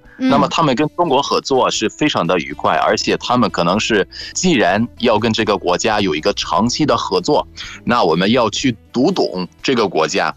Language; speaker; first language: Chinese; non-native, fluent; Arabic